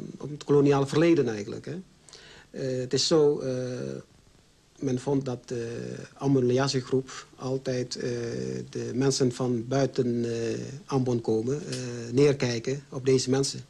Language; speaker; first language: Dutch; early bilingual, other home language; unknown